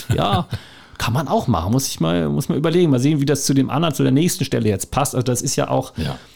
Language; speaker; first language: German; native; German